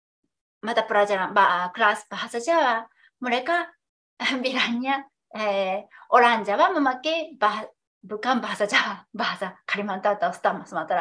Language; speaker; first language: Indonesian; non-native, fluent; Japanese